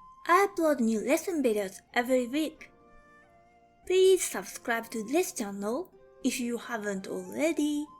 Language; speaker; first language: English; non-native, fluent; Japanese